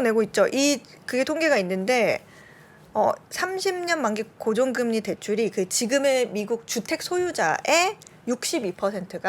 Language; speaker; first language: Korean; native; Korean